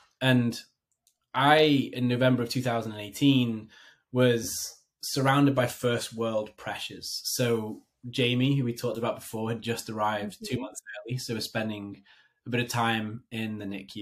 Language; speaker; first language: English; native; English